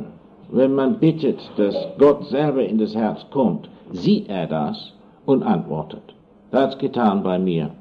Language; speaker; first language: German; non-native, fluent; English